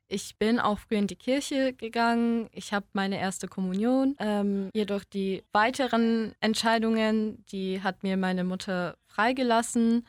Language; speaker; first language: German; early bilingual, other home language; Polish